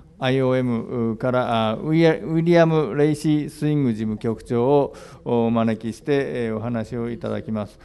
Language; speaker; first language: Japanese; native; Japanese